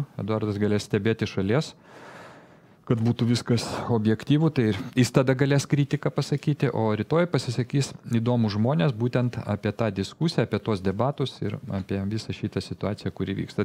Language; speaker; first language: Lithuanian; native; Lithuanian